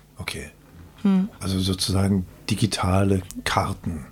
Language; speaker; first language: German; native; German